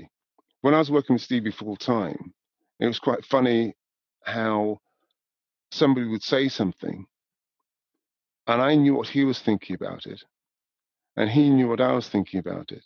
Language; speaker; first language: English; native; English